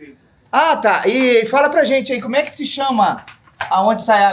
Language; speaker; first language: Portuguese; native; Portuguese